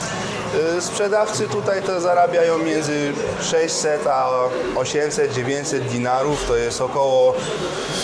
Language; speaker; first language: Polish; early bilingual, heritage; Polish